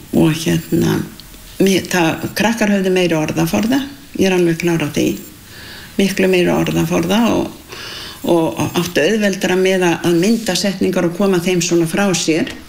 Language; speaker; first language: Icelandic; native; Icelandic